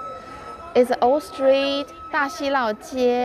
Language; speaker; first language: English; non-native, learner; Chinese